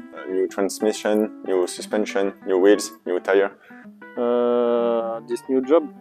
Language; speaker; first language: English; non-native, fluent; German